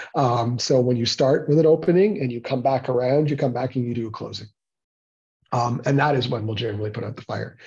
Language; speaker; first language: English; native; English